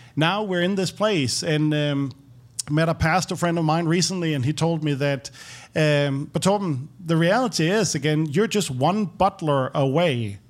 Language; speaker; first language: English; non-native, fluent; Danish